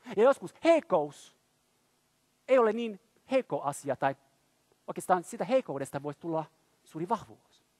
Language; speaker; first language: Finnish; non-native, fluent; French